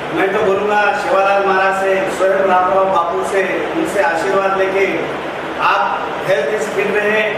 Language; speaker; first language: Hindi; non-native, local second language; Lambadi